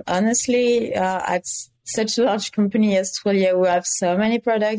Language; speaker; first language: English; non-native, fluent; French